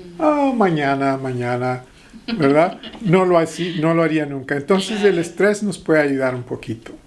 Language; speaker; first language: Spanish; early bilingual, heritage; Spanish